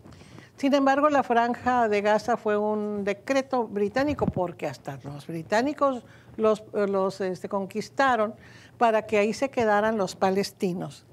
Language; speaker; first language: Spanish; native; Spanish